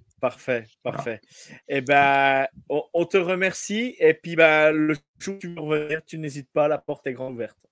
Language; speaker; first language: French; native; French